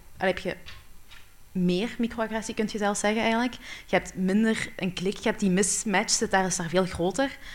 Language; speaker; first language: Dutch; early bilingual, other home language; Arabic